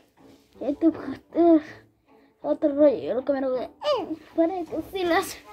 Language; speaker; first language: Spanish; native; Spanish